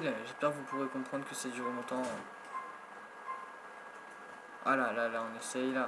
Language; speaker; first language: French; native; French